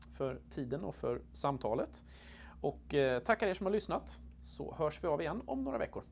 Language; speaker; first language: Swedish; native; Swedish